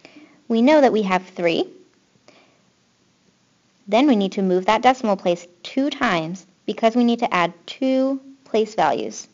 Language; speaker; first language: English; native; English